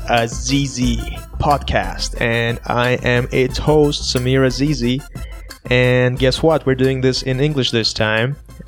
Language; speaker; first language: English; non-native, fluent; Russian